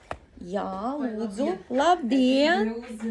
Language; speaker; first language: Latvian; non-native, local second language; Russian